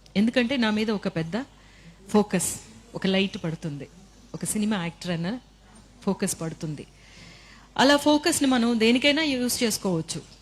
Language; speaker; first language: Telugu; native; Telugu